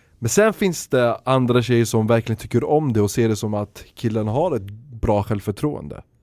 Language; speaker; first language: Swedish; early bilingual, other home language; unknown